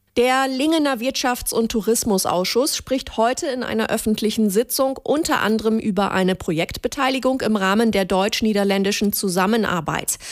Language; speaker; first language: German; native; German